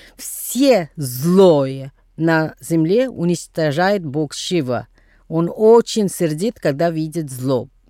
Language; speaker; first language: Russian; non-native, fluent; Tamil